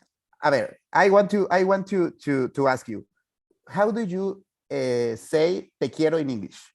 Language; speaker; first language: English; non-native, fluent; Spanish